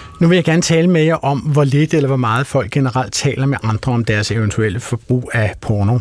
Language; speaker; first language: Danish; native; Danish